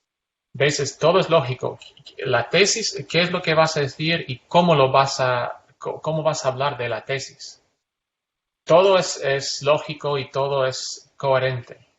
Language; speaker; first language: Spanish; non-native, fluent; English